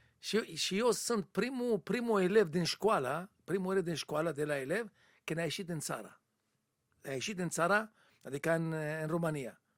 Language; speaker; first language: Romanian; non-native, learner; Hebrew